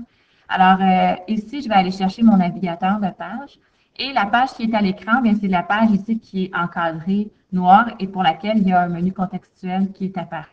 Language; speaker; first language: French; native; French